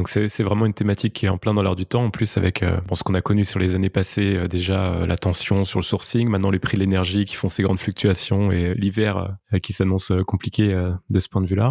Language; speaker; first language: French; native; French